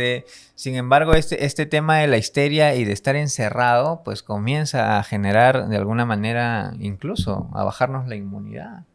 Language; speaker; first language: Spanish; native; Spanish